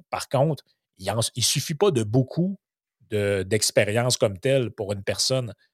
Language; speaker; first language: French; native; French